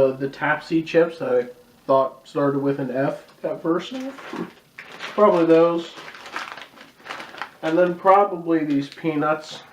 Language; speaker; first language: English; native; English